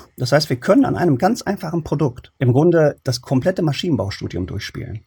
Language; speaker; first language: German; early bilingual, other home language; Turkish